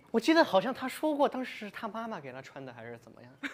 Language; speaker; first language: Chinese; native; Chinese